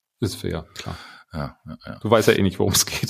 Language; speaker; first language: German; native; German